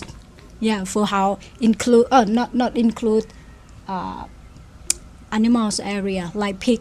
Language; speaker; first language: English; non-native, fluent; Thai